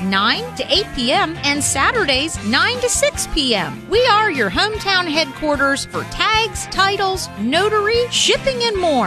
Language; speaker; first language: English; native; English